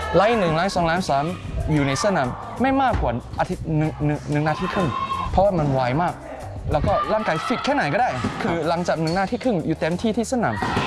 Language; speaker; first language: Thai; non-native, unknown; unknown